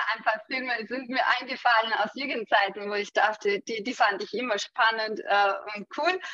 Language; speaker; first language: German; non-native, fluent; Russian